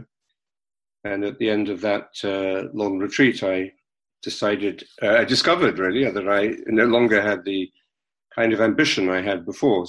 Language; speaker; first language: English; native; English